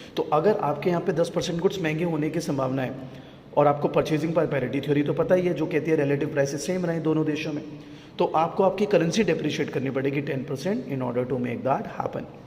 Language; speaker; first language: Hindi; native; Hindi